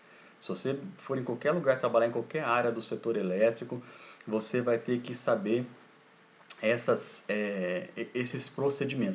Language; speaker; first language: Portuguese; native; Portuguese